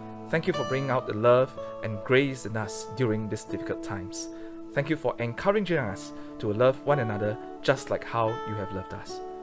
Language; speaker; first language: English; non-native, local second language; Chinese